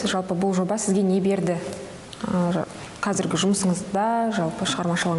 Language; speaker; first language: Kazakh; native; Kazakh